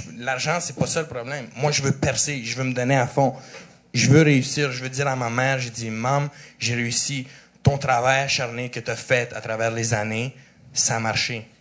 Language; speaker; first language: French; early bilingual, other home language; Russian